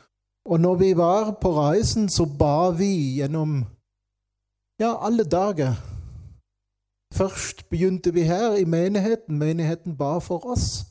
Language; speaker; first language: Norwegian; non-native, fluent; German